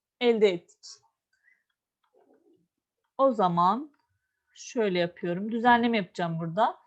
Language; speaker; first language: Turkish; native; Turkish